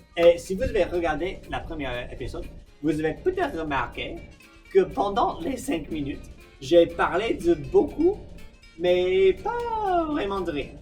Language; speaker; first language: French; non-native, fluent; English